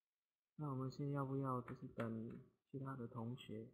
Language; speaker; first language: Chinese; non-native, fluent; Indonesian